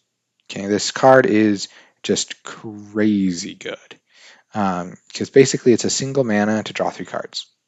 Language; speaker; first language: English; native; English